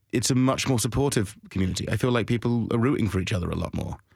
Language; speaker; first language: English; native; English